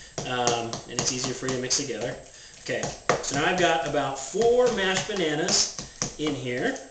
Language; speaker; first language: English; native; English